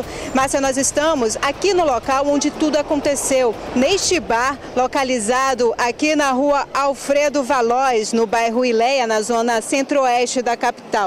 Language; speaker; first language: Portuguese; native; Portuguese